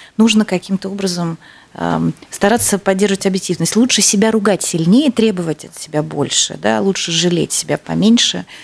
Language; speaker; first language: Russian; native; Russian